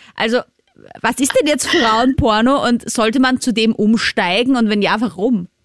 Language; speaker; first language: German; non-native, fluent; Spanish